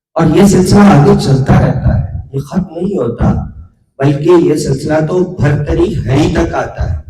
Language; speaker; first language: Urdu; non-native, local second language; Punjabi